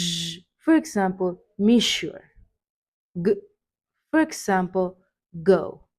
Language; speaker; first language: English; non-native, learner; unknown